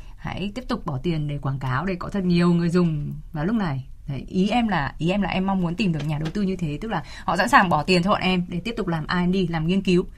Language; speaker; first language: Vietnamese; native; Vietnamese